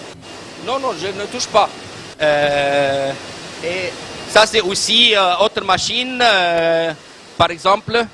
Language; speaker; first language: French; non-native, learner; Arabic